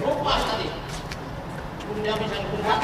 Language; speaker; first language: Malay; non-native, local second language; Javanese